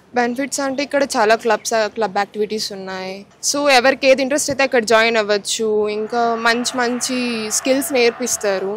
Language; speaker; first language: Telugu; native; Telugu